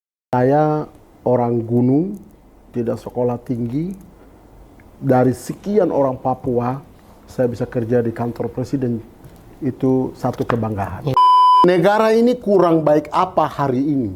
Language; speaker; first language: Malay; non-native, local second language; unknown